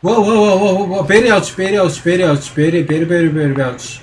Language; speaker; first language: English; non-native, learner; Korean